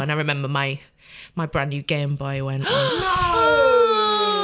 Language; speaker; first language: English; native; English